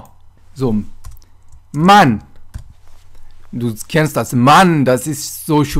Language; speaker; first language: German; non-native, fluent; Persian